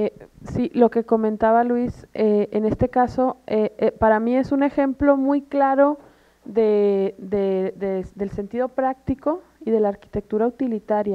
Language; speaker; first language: Spanish; native; Spanish